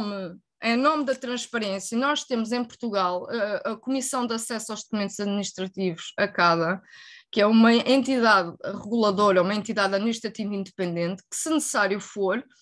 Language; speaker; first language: Portuguese; native; Portuguese